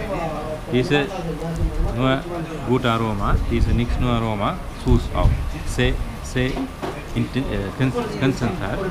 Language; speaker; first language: German; non-native, learner; Sinhala